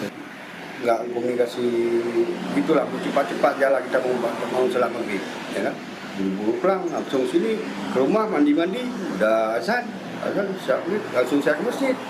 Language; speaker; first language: Indonesian; non-native, local second language; Achinese